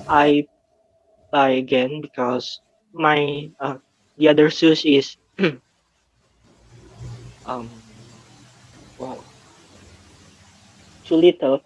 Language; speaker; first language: English; non-native, learner; Indonesian